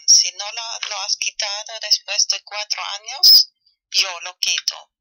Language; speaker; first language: Spanish; non-native, fluent; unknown